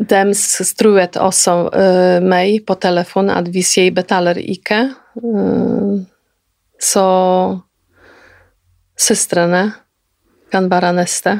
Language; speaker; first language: Norwegian; non-native, fluent; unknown